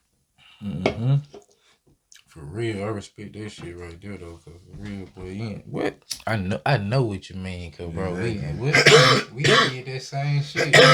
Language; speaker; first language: English; native; English